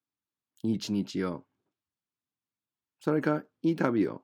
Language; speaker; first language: Japanese; non-native, fluent; English